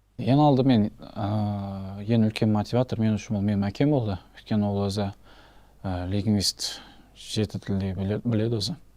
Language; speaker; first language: Kazakh; non-native, local second language; Turkish